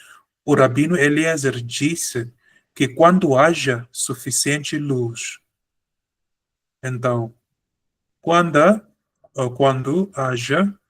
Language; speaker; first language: Portuguese; non-native, fluent; Spanish